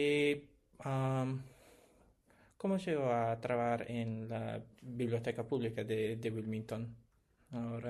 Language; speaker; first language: Spanish; non-native, learner; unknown